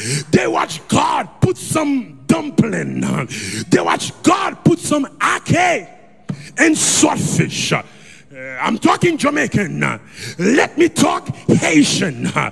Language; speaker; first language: English; non-native, fluent; Haitian Creole